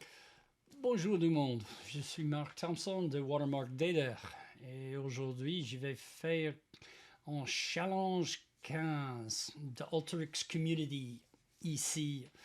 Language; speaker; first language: French; non-native, learner; English